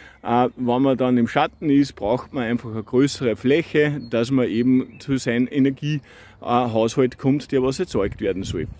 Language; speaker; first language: German; native; German